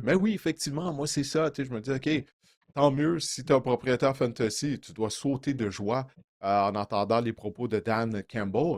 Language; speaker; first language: French; native; French